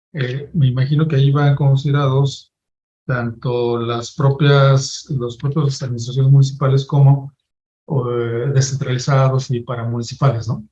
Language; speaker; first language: Spanish; native; Spanish